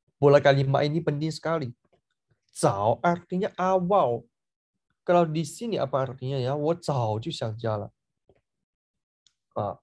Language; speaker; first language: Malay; non-native, fluent; Chinese